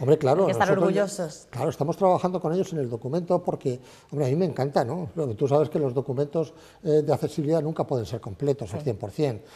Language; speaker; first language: Spanish; native; Spanish